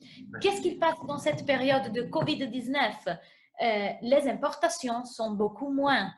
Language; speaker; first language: French; non-native, fluent; Italian